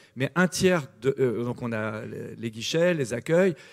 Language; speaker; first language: French; native; French